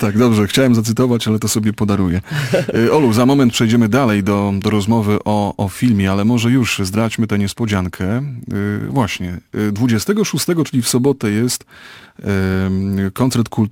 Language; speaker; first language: Polish; native; Polish